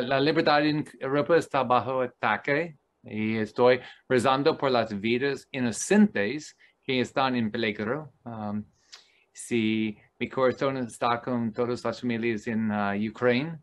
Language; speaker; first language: Spanish; non-native, learner; English